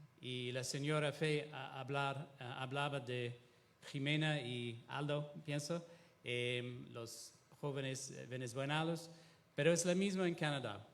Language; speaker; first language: Spanish; non-native, fluent; Italian